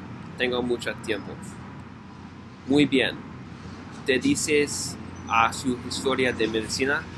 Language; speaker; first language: Spanish; non-native, learner; English